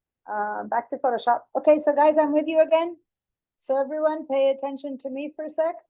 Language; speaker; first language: English; native; English